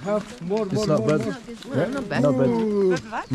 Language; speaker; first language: English; non-native, learner; Korean